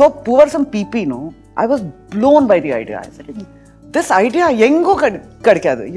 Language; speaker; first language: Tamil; early bilingual, heritage; Tamil